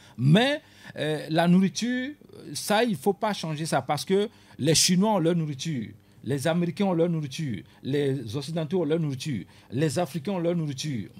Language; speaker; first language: French; non-native, local second language; Ewe